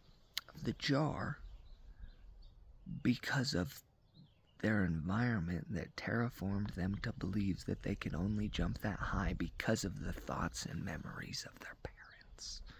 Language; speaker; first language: English; native; English